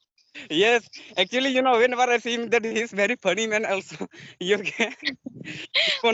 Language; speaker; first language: English; non-native, learner; Santali